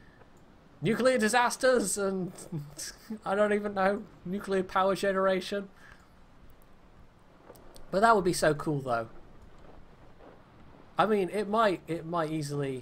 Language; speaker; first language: English; native; English